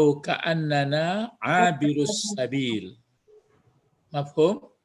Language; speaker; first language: Arabic; non-native, fluent; Indonesian